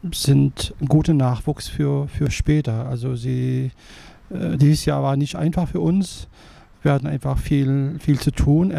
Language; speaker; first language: German; non-native, fluent; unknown